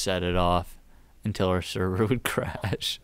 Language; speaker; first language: English; native; English